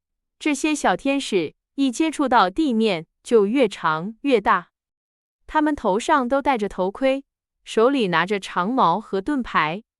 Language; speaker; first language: Chinese; native; Chinese